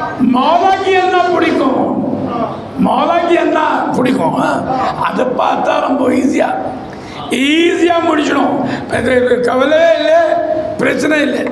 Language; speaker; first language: Tamil; non-native, learner; Urdu